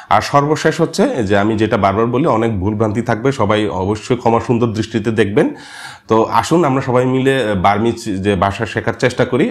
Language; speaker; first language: Bangla; non-native, local second language; Marma